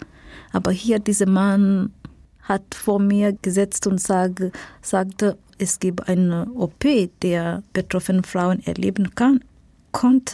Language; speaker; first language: German; non-native, fluent; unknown